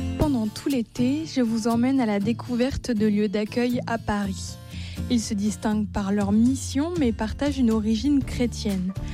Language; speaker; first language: French; native; French